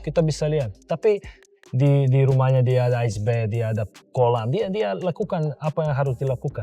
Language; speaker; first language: Indonesian; non-native, fluent; Serbian